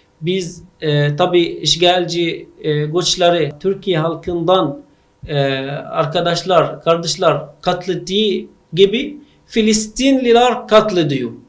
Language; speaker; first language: Turkish; non-native, learner; Arabic